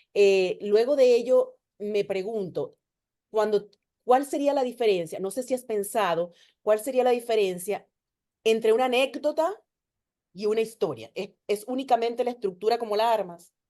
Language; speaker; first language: Spanish; native; Spanish